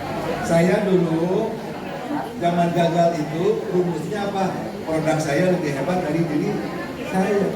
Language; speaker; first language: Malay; non-native, local second language; Sundanese